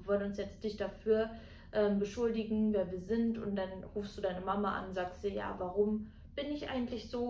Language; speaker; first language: German; native; German